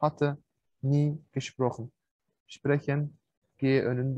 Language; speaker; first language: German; non-native, fluent; Turkish